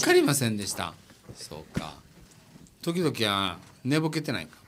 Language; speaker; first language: Japanese; native; Japanese